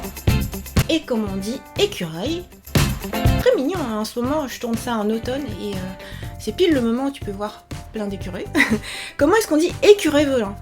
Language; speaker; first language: French; native; French